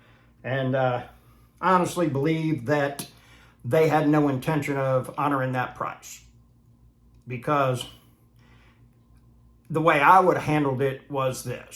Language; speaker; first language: English; native; English